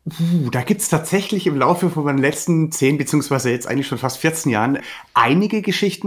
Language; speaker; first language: German; native; German